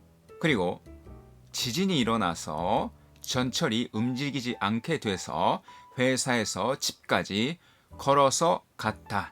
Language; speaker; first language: Korean; non-native, fluent; Japanese